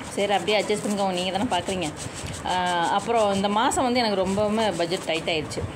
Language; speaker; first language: Tamil; non-native, local second language; Telugu